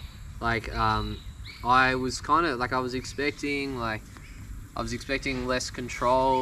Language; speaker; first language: English; native; English